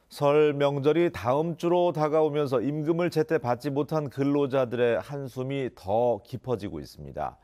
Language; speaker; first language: Korean; native; Korean